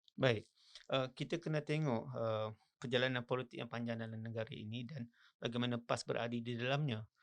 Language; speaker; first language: Malay; native; Malay